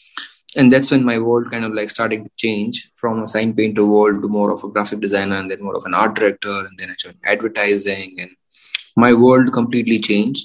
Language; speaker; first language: English; non-native, local second language; Gujarati